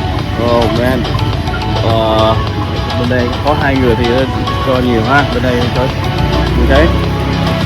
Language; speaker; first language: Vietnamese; early bilingual, heritage; Vietnamese